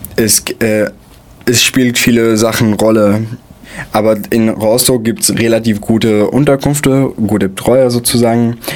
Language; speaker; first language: German; non-native, fluent; Arabic